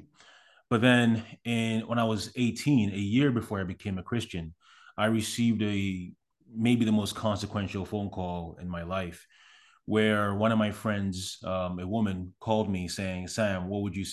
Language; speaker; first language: English; early bilingual, other home language; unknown